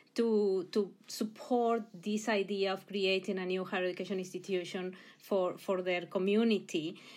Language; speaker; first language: English; non-native, fluent; Spanish